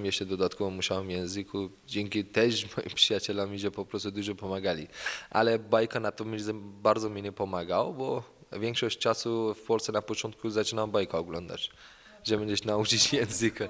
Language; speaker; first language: Polish; non-native, learner; Persian